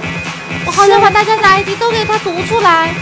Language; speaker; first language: Chinese; native; Chinese